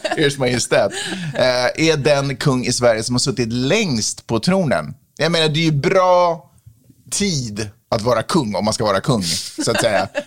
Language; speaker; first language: Swedish; native; Swedish